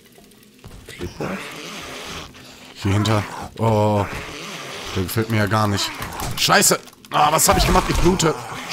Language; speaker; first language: German; native; German